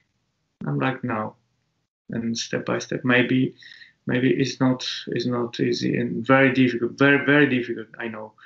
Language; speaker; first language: English; non-native, learner; Japanese